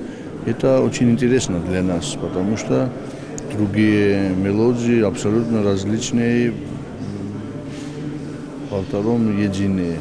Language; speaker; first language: Russian; non-native, fluent; Georgian